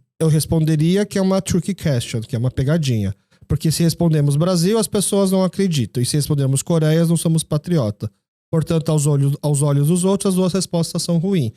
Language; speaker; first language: Portuguese; early bilingual, other home language; Korean